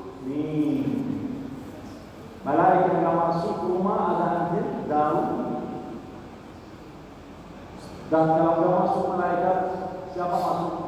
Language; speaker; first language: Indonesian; non-native, learner; Arabic